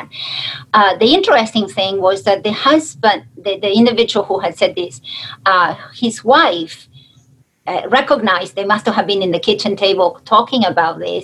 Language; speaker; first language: English; non-native, fluent; Spanish